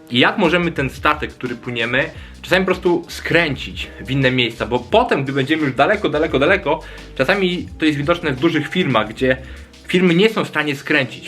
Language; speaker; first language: Polish; native; Polish